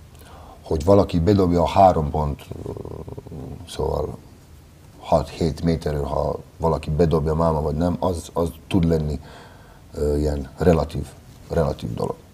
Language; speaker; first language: Hungarian; non-native, fluent; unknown